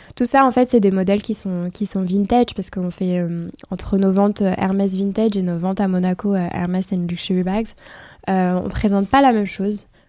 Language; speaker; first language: French; native; French